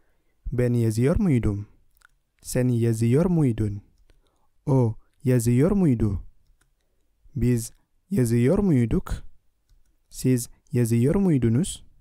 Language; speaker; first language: Turkish; non-native, fluent; Indonesian